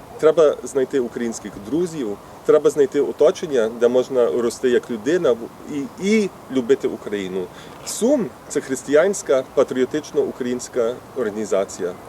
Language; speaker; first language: Ukrainian; early bilingual, heritage; Ukrainian